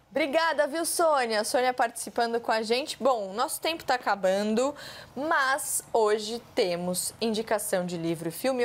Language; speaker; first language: Portuguese; native; Portuguese